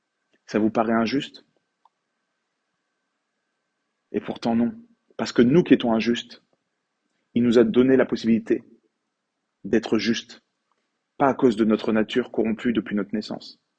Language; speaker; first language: French; native; French